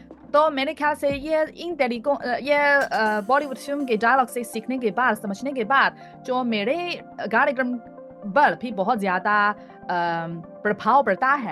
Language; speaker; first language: Hindi; non-native, fluent; Chinese